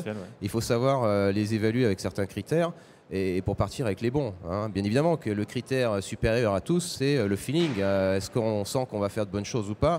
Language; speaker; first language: French; native; French